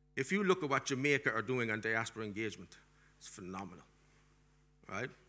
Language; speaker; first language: English; native; English